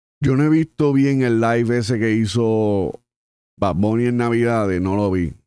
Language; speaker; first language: Spanish; native; Spanish